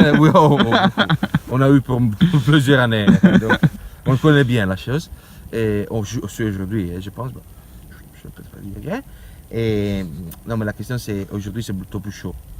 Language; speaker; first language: French; non-native, learner; Italian